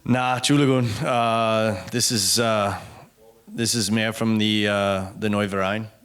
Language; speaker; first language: German; non-native, learner; English